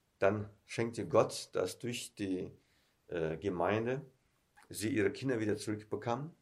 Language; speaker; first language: German; early bilingual, heritage; German